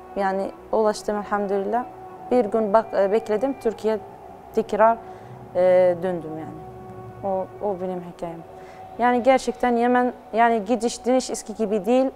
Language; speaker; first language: Turkish; non-native, learner; Arabic